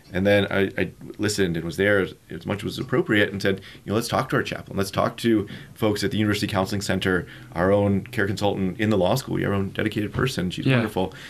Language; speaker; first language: English; native; English